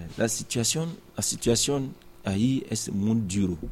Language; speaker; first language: Spanish; non-native, learner; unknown